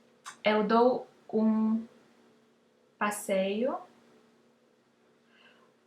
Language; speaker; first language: Portuguese; non-native, learner; Russian